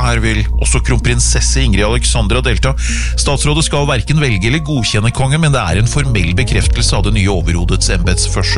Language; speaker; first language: Norwegian; native; Norwegian